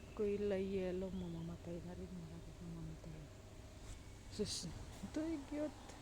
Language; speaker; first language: Filipino; non-native, local second language; Cebuano